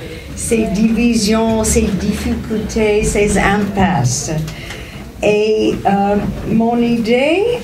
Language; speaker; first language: French; non-native, fluent; English